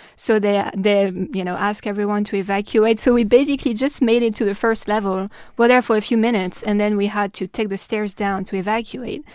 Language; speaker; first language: English; non-native, fluent; French